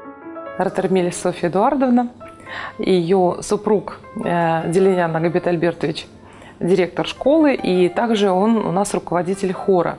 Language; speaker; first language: Russian; native; Russian